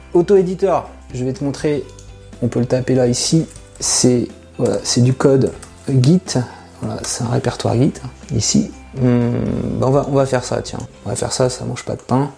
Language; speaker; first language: French; native; French